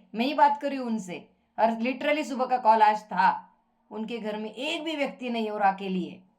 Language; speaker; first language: Hindi; non-native, local second language; Marathi